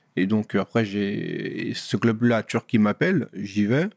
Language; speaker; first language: French; native; French